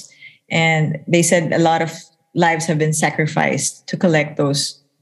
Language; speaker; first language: English; non-native, local second language; Filipino